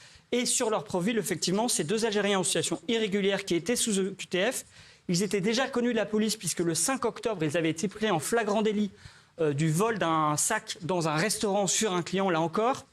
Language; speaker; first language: French; native; French